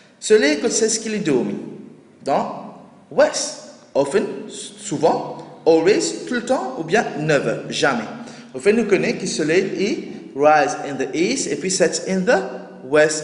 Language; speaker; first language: French; non-native, local second language; Morisyen